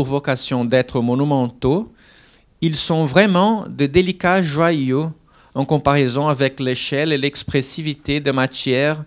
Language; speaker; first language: French; non-native, fluent; Portuguese